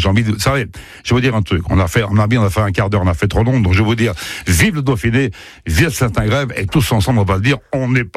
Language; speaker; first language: French; native; French